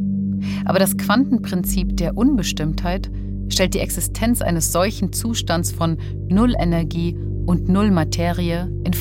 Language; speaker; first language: German; native; German